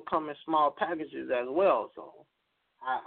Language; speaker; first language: English; native; English